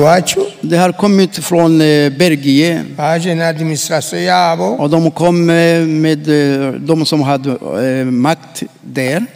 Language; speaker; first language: Swedish; non-native, fluent; Rundi